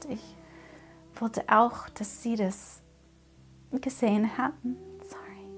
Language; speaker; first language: German; non-native, fluent; English